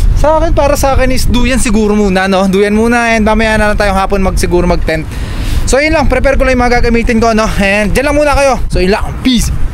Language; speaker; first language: Filipino; native; Filipino